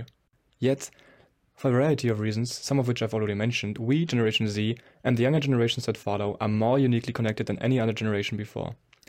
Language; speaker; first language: English; non-native, fluent; German